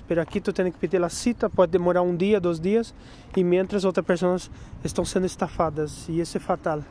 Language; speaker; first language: Spanish; non-native, fluent; Portuguese